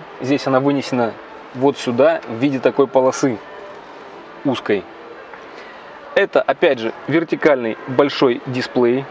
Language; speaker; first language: Russian; native; Russian